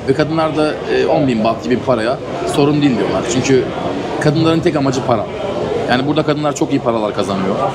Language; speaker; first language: Turkish; native; Turkish